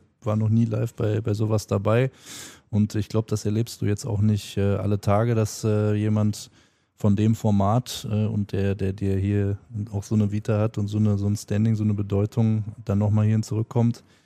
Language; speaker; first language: German; native; German